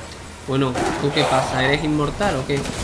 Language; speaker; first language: Spanish; native; Spanish